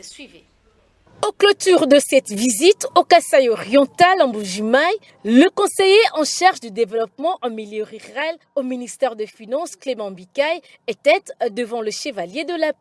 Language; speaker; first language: French; native; French